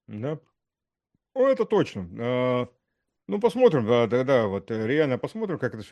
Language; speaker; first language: Russian; early bilingual, heritage; Russian